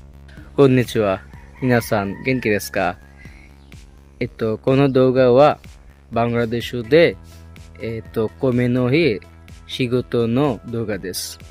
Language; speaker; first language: Japanese; non-native, learner; Bangla